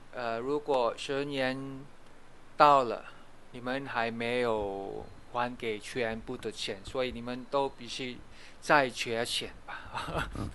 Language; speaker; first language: Chinese; non-native, fluent; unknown